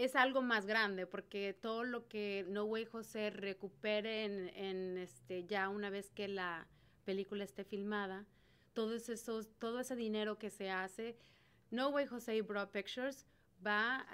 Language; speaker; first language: Spanish; native; Spanish